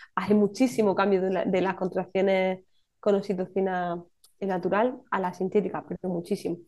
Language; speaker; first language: Spanish; native; Spanish